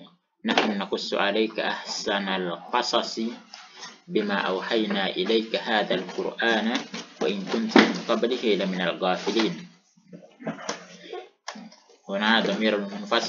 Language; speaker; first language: Arabic; non-native, fluent; Indonesian